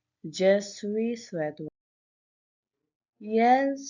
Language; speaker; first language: French; non-native, learner; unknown